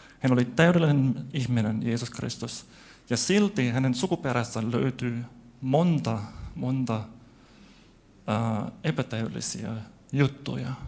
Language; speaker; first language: Finnish; non-native, fluent; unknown